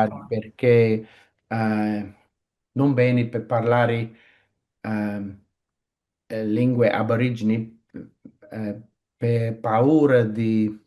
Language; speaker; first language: Italian; non-native, learner; English